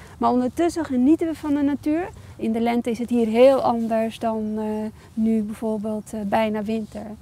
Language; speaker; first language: Dutch; early bilingual, other home language; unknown